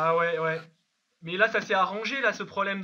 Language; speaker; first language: French; native; French